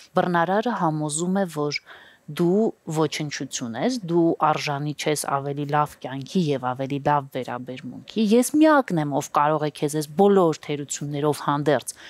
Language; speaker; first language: Armenian; native; Armenian